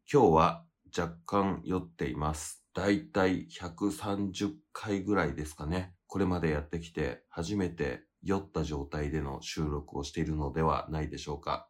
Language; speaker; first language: Japanese; native; Japanese